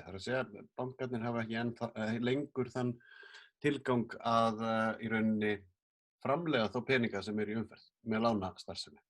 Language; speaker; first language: Icelandic; native; Icelandic